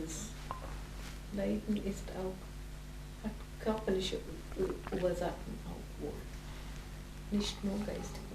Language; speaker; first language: German; non-native, fluent; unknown